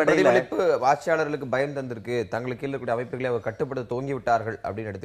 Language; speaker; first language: Tamil; native; Tamil